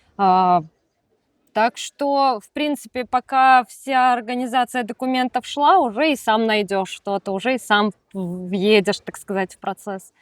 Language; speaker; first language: Russian; native; Russian